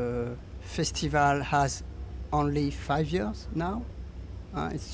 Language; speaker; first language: English; non-native, learner; French